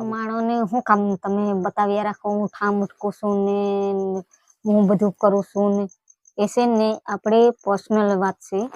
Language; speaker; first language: Gujarati; native; Gujarati